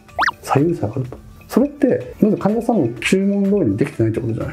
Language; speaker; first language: Japanese; native; Japanese